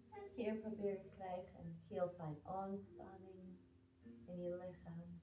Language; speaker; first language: Dutch; non-native, fluent; Latvian